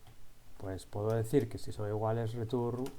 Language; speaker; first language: Spanish; native; Spanish